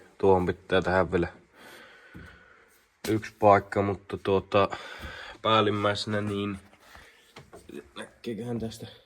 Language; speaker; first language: Finnish; native; Finnish